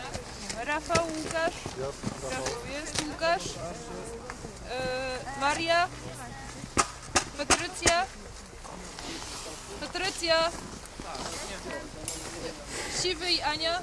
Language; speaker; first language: Polish; native; Polish